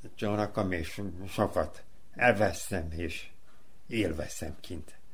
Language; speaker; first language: Hungarian; native; Hungarian